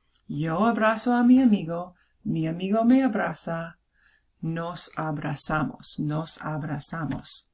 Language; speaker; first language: Spanish; non-native, fluent; English